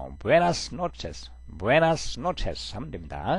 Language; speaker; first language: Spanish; non-native, fluent; Korean